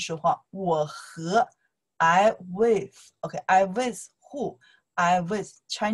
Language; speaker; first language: English; non-native, learner; Chinese